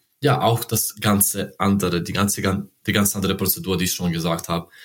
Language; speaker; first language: German; non-native, learner; Serbian